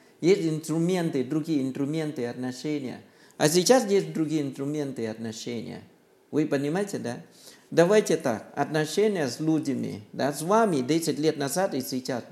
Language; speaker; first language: Russian; non-native, learner; Thai